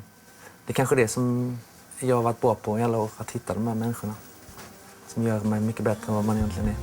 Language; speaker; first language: Swedish; native; Swedish